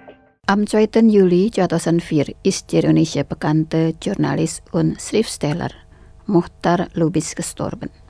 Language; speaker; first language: German; non-native, fluent; Indonesian